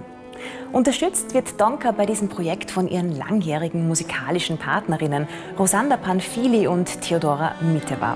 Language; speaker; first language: German; native; German